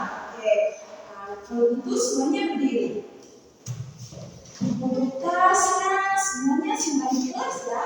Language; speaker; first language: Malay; non-native, local second language; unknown